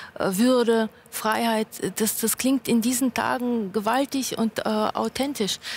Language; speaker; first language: German; non-native, fluent; Russian